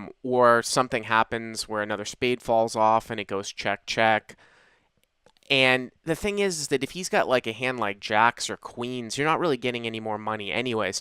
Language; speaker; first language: English; native; English